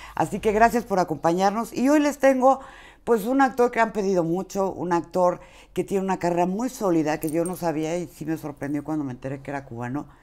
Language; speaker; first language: Spanish; native; Spanish